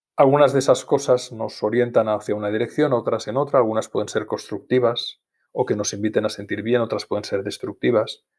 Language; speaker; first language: Spanish; native; Spanish